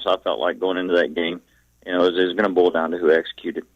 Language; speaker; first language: English; native; English